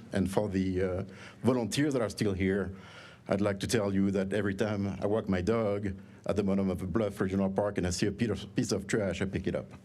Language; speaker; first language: English; non-native, fluent; French